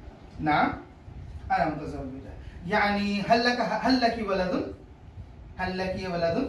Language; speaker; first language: Arabic; non-native, fluent; Urdu